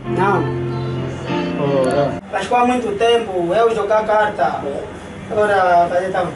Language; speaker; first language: Portuguese; non-native, learner; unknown